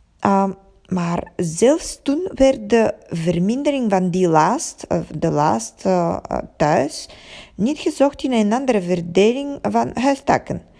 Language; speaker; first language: Dutch; non-native, fluent; Bulgarian